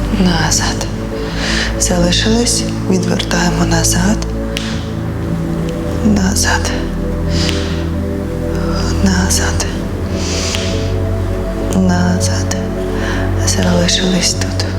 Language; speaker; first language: Ukrainian; native; Ukrainian